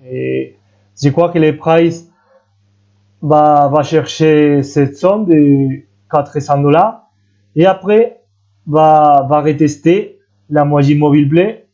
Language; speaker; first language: French; non-native, fluent; Spanish